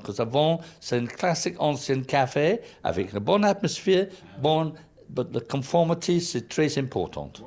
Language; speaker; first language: French; non-native, learner; English